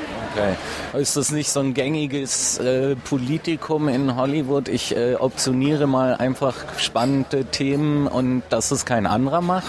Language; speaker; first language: German; native; German